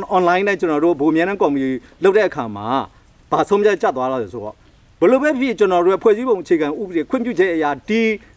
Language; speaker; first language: Burmese; non-native, local second language; S'gaw Karen